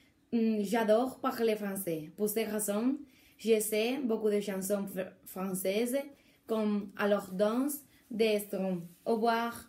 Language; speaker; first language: French; non-native, learner; Spanish